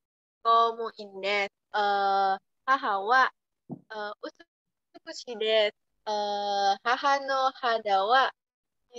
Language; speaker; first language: Japanese; non-native, learner; Indonesian